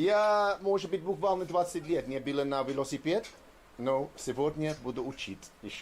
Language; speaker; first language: Russian; non-native, learner; English